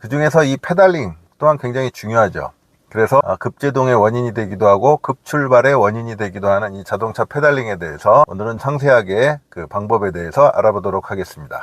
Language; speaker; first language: Korean; native; Korean